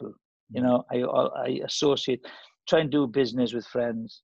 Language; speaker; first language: English; native; English